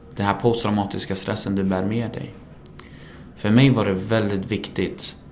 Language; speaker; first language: Swedish; early bilingual, other home language; Kurdish